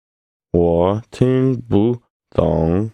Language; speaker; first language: Chinese; non-native, learner; English